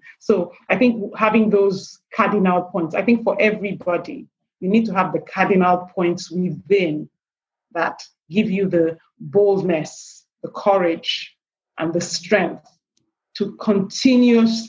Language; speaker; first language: English; non-native, local second language; Yoruba